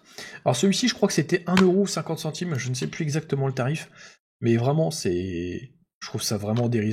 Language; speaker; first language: French; native; French